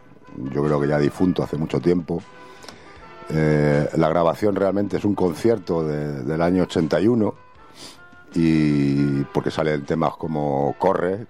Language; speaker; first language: Spanish; native; Spanish